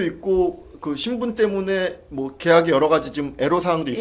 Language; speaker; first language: Korean; native; Korean